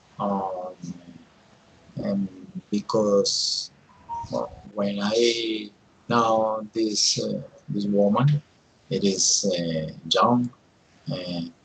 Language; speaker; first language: English; non-native, learner; Spanish